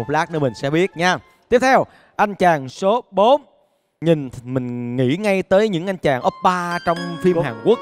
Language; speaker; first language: Vietnamese; native; Vietnamese